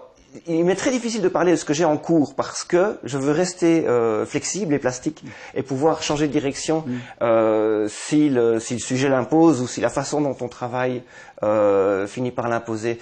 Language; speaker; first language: French; native; French